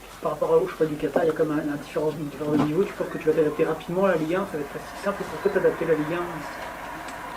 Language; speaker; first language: French; native; French